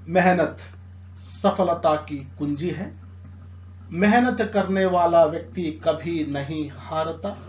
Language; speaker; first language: Hindi; non-native, local second language; Telugu